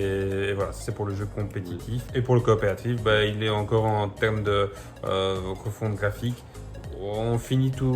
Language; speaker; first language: French; native; French